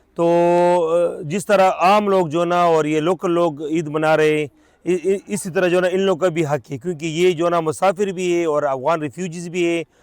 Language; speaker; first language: Urdu; non-native, local second language; Pashto